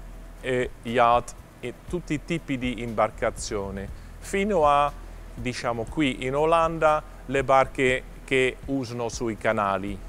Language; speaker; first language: Italian; non-native, fluent; Dutch